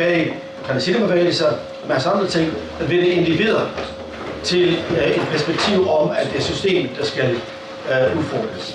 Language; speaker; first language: Danish; non-native, fluent; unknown